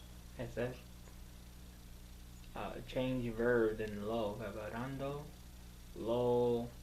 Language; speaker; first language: Spanish; non-native, learner; English